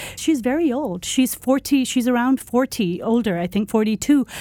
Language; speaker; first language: English; non-native, local second language; Urdu